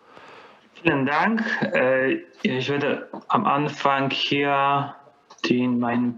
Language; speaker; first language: German; non-native, fluent; Polish